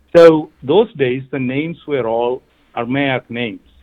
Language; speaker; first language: English; non-native, local second language; Malayalam